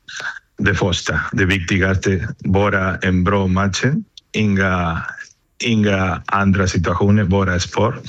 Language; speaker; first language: Swedish; non-native, learner; Spanish